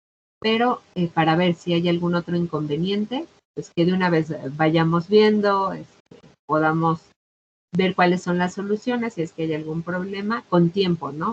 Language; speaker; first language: Spanish; native; Spanish